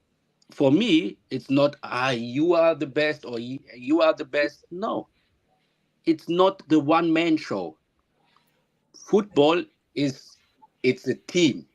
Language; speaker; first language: English; non-native, learner; German